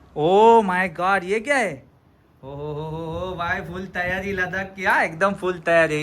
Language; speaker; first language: Hindi; non-native, local second language; Marathi